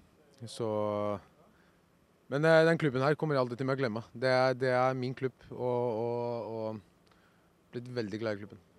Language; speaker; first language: Norwegian; non-native, fluent; Icelandic